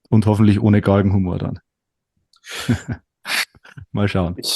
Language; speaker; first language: German; native; German